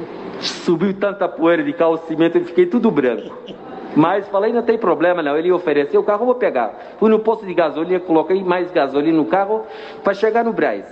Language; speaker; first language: Portuguese; non-native, fluent; Arabic